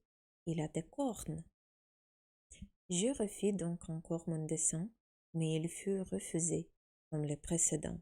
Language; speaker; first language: French; non-native, fluent; Ukrainian